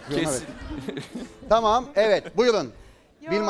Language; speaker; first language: Turkish; native; Turkish